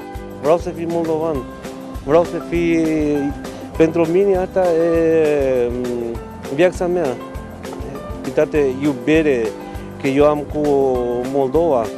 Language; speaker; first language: Romanian; non-native, learner; Spanish